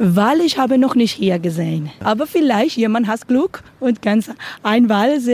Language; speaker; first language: German; non-native, learner; Spanish